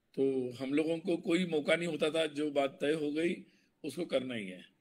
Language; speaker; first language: Hindi; non-native, local second language; Marathi